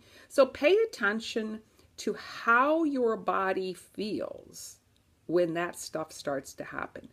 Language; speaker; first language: English; native; English